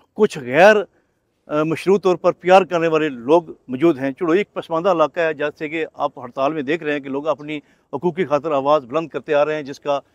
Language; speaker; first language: Urdu; non-native, local second language; Pahari-Potwari